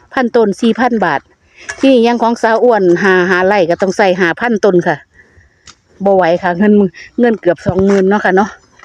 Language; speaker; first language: Thai; native; Thai